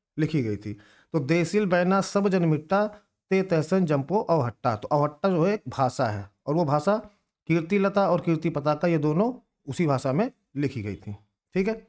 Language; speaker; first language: Hindi; native; Hindi